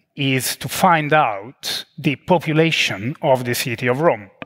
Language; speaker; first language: English; non-native, fluent; Italian